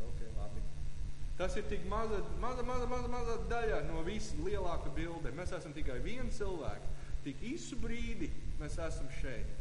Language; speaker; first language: Latvian; non-native, fluent; English